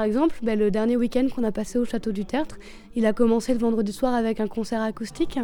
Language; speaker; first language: French; native; French